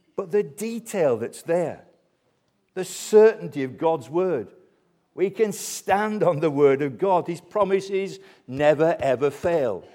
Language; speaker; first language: English; native; English